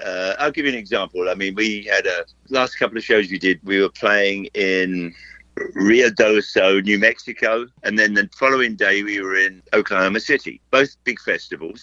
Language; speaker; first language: English; native; English